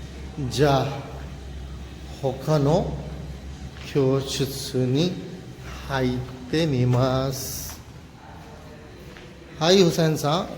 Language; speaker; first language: Japanese; non-native, fluent; Urdu